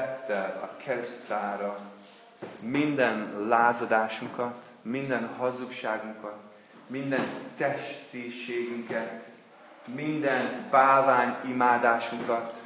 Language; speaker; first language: Hungarian; non-native, fluent; English